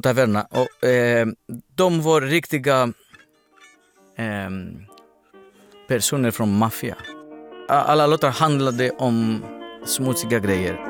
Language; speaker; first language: Swedish; non-native, fluent; Greek